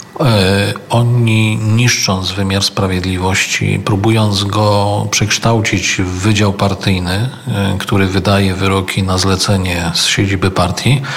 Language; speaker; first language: Polish; native; Polish